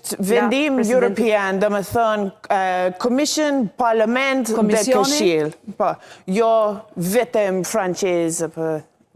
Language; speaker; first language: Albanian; non-native, learner; English